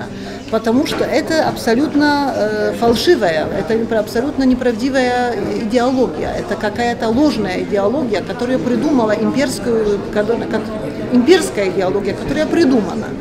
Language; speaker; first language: Russian; non-native, fluent; Polish